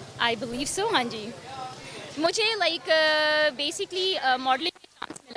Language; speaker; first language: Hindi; early bilingual, heritage; Urdu